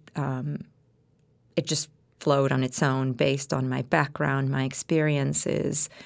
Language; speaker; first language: English; non-native, fluent; Spanish